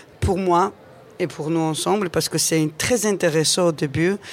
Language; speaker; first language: French; non-native, learner; Georgian